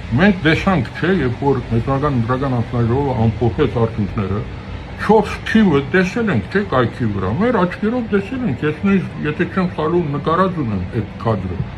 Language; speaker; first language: Armenian; early bilingual, heritage; Armenian